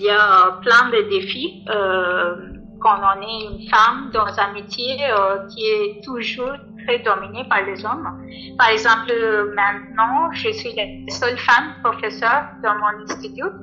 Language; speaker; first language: French; non-native, fluent; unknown